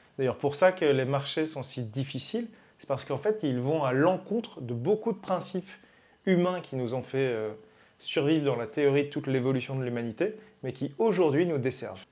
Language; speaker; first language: French; native; French